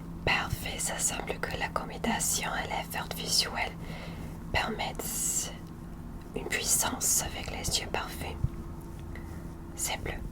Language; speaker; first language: French; non-native, learner; English